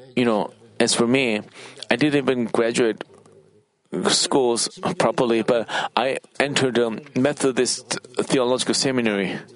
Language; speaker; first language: English; non-native, fluent; Korean